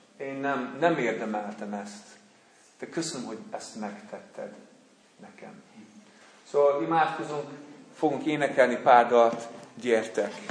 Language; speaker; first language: Hungarian; non-native, fluent; English